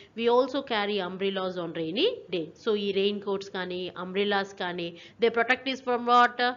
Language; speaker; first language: English; non-native, local second language; Telugu